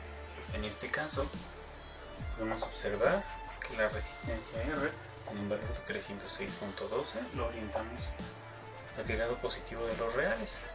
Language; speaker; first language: Spanish; native; Spanish